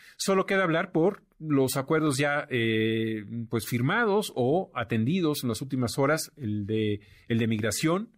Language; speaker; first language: Spanish; native; Spanish